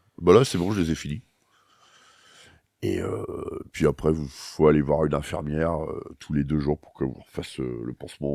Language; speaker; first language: French; native; French